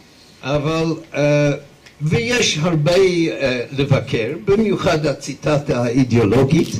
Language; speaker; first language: Hebrew; non-native, fluent; English